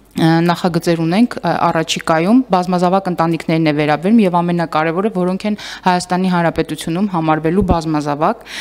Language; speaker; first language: Armenian; native; Armenian